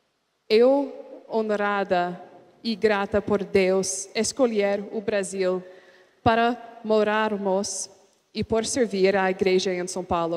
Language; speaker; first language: Portuguese; non-native, learner; English